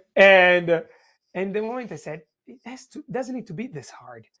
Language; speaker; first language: English; non-native, fluent; Italian